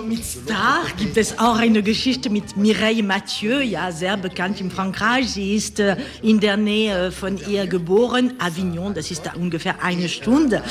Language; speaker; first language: German; non-native, learner; French